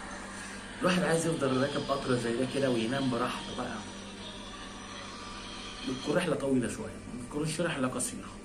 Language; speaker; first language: Arabic; native; Arabic